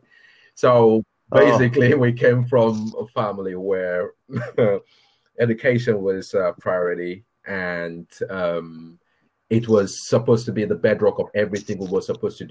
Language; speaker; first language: English; non-native, local second language; Yoruba